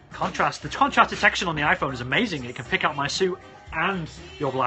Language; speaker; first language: English; native; English